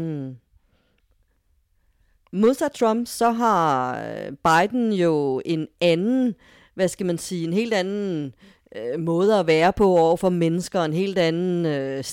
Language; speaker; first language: Danish; native; Danish